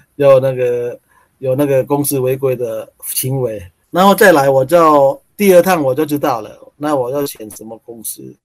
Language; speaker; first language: Chinese; non-native, learner; Thai